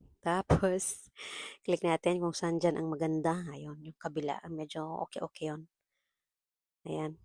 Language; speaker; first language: Filipino; non-native, local second language; Cebuano